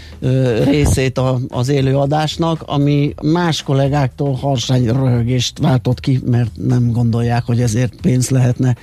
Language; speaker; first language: Hungarian; native; Hungarian